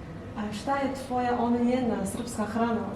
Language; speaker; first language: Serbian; non-native, fluent; Chinese